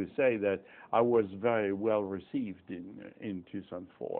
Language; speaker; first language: English; non-native, fluent; French